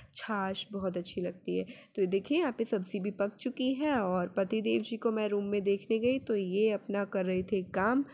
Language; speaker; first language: Hindi; native; Hindi